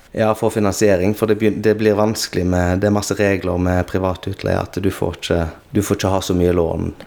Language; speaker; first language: Norwegian; native; Norwegian